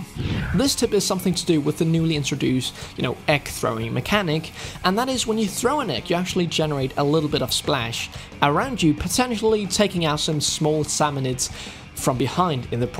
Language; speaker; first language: English; non-native, fluent; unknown